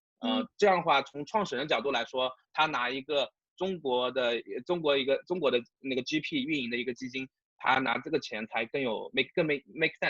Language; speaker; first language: Chinese; native; Chinese